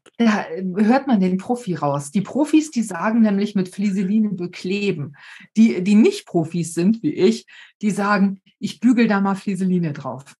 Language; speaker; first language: German; native; German